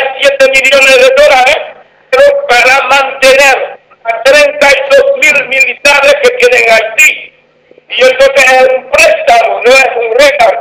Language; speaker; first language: Spanish; non-native, fluent; Haitian Creole